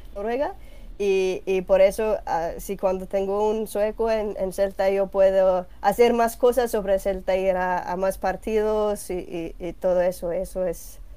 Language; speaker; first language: Spanish; non-native, learner; Swedish